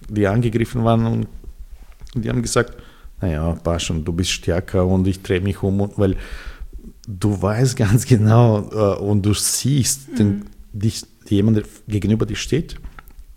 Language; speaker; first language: German; non-native, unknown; Serbian